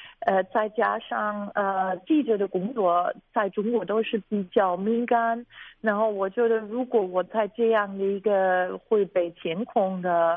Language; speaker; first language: Chinese; non-native, fluent; German